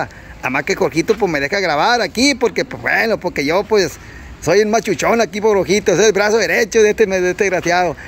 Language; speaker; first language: Spanish; native; Spanish